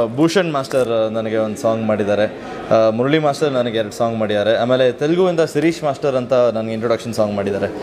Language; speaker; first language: Kannada; native; Kannada